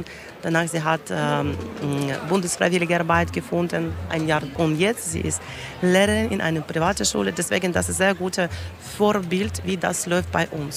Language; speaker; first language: German; non-native, learner; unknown